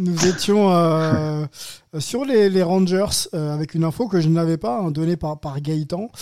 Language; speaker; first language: French; native; French